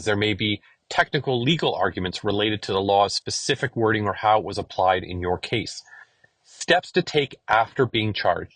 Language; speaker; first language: English; native; English